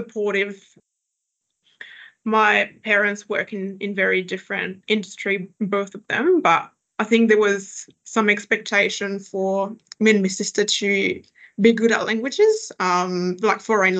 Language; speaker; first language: English; non-native, fluent; French